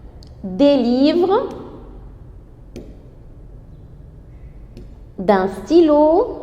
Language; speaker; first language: French; non-native, fluent; Arabic